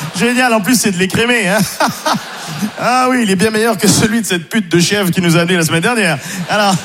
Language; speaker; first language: French; non-native, local second language; Haitian Creole